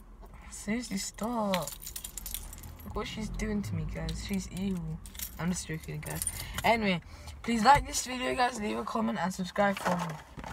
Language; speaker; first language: English; native; English